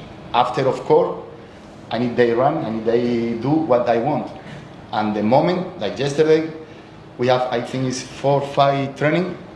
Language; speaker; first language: English; non-native, learner; Spanish